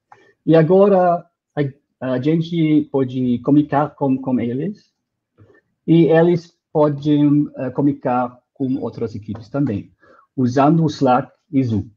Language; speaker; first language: Portuguese; non-native, fluent; German